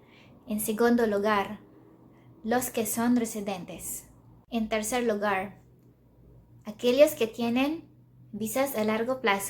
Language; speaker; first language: Spanish; non-native, learner; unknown